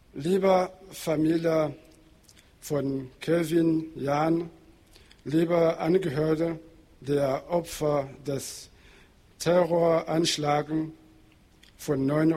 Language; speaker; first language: German; non-native, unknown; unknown